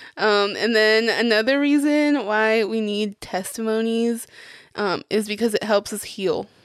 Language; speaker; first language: English; early bilingual, other home language; Spanish